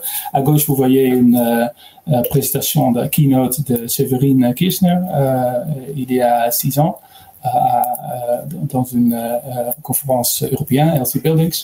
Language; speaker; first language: French; non-native, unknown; Dutch